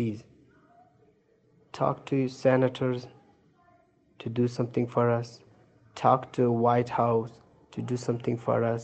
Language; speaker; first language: English; non-native, learner; Persian